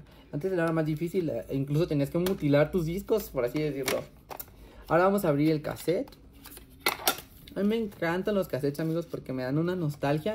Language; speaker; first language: Spanish; native; Spanish